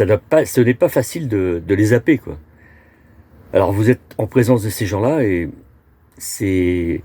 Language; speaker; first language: French; native; French